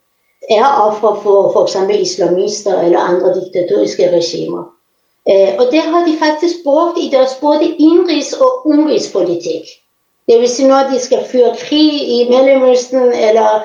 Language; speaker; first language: Danish; non-native, fluent; Persian